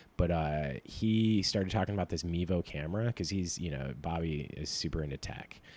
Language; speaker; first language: English; native; English